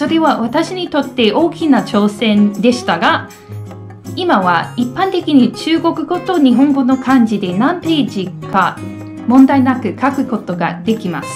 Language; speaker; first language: Japanese; non-native, fluent; English